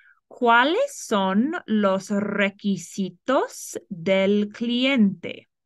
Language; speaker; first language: Spanish; non-native, fluent; English